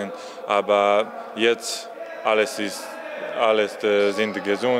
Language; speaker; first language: German; non-native, learner; Croatian